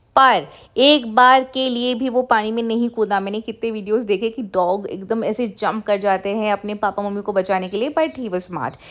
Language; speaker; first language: Hindi; non-native, local second language; Bangla